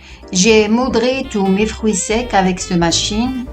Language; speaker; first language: French; non-native, fluent; Italian